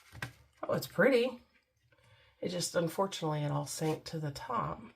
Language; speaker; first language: English; native; English